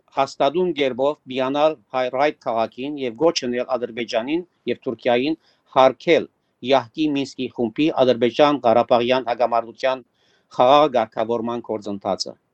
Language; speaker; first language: Armenian; native; Armenian